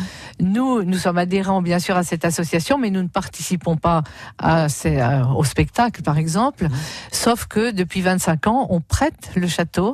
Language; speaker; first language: French; native; French